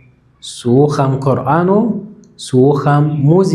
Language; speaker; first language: Polish; non-native, learner; Arabic